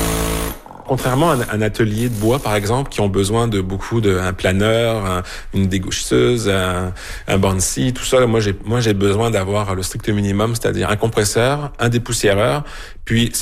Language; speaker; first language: French; native; French